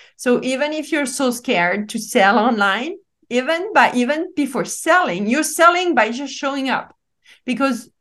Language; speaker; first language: English; non-native, fluent; French